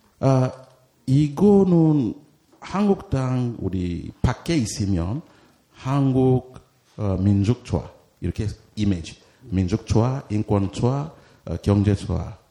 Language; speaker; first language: Korean; non-native, learner; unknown